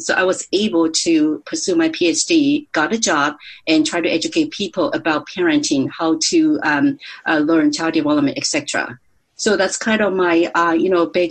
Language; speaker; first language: English; non-native, fluent; Chinese